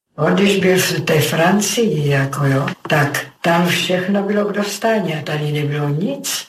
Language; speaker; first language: Czech; native; Czech